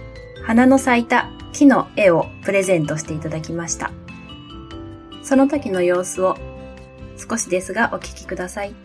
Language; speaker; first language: Japanese; native; Japanese